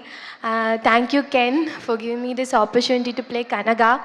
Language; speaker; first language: Telugu; non-native, learner; Malayalam